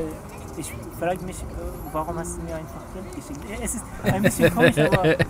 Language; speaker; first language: German; non-native, learner; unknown